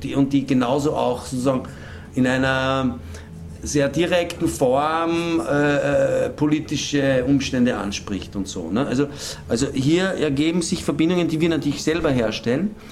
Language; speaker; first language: German; native; German